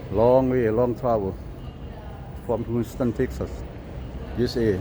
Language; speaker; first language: English; non-native, learner; Lao